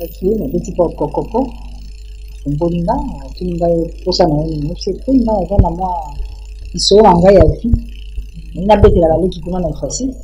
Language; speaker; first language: French; non-native, local second language; Lingala